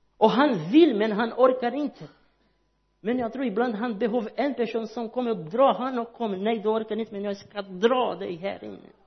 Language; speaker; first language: Swedish; non-native, learner; Portuguese